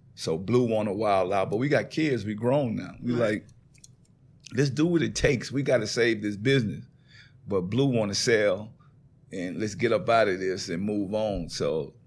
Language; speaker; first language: English; native; English